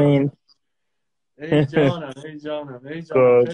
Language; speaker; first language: Persian; native; Persian